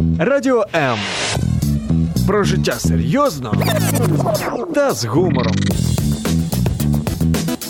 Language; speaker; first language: Ukrainian; native; Ukrainian